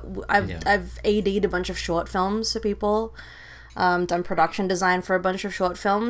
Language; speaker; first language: English; native; English